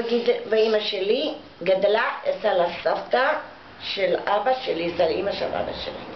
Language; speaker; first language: Hebrew; non-native, fluent; Arabic